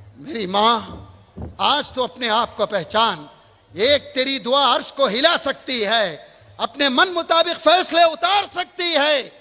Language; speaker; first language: Urdu; native; Urdu